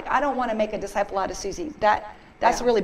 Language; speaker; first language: English; native; English